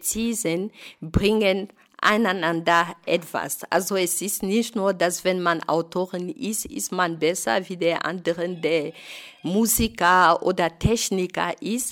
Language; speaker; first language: German; non-native, fluent; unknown